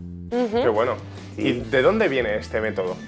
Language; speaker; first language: Spanish; native; Spanish